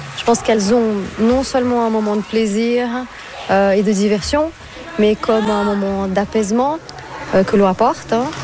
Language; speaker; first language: French; non-native, fluent; Portuguese